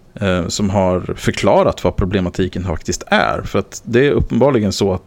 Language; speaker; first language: Swedish; native; Swedish